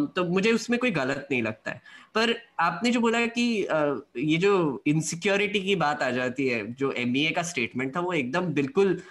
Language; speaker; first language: Hindi; non-native, local second language; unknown